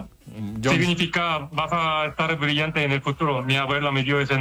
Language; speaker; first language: Spanish; non-native, fluent; Korean